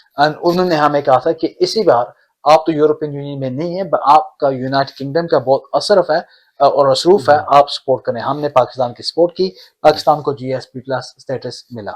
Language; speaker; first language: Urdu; early bilingual, heritage; Urdu